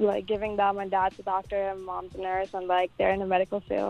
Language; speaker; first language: English; non-native, local second language; Tamil